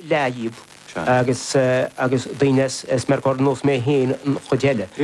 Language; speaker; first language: Irish; non-native, fluent; English